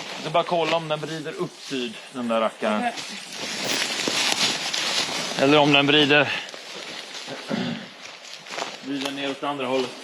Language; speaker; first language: Swedish; native; Swedish